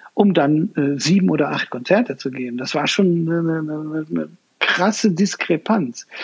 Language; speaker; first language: German; native; German